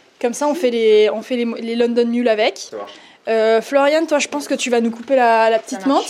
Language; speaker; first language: French; native; French